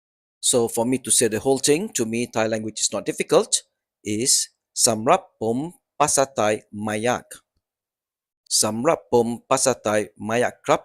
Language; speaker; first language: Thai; non-native, learner; English